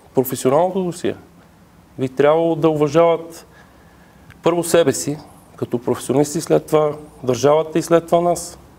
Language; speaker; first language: Bulgarian; native; Bulgarian